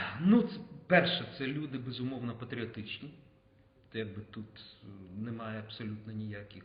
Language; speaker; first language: Ukrainian; native; Ukrainian